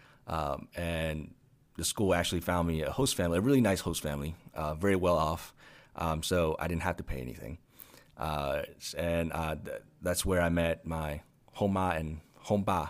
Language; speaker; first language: English; non-native, fluent; Chinese